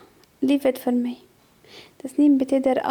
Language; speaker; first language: Swedish; non-native, learner; Arabic